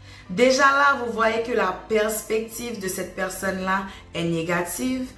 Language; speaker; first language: French; native; French